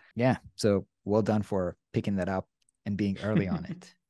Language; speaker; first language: English; non-native, fluent; Hebrew